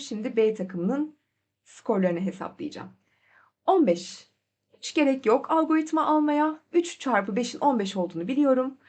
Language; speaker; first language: Turkish; native; Turkish